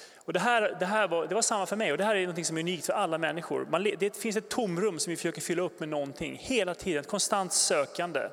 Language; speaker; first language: Swedish; native; Swedish